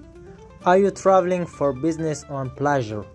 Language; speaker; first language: English; non-native, fluent; Persian